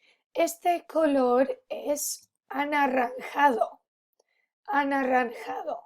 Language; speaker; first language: Spanish; non-native, fluent; English